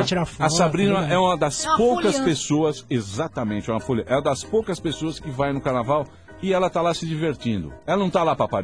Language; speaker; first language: Portuguese; native; Portuguese